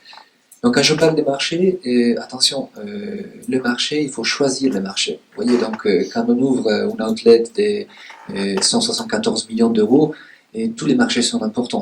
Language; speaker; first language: French; native; French